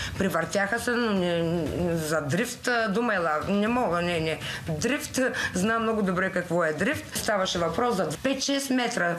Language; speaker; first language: Bulgarian; native; Bulgarian